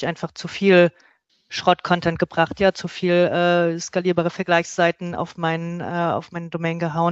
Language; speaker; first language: German; native; German